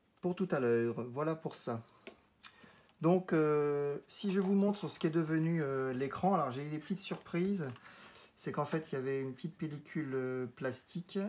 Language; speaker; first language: French; native; French